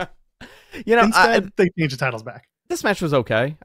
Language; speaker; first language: English; native; English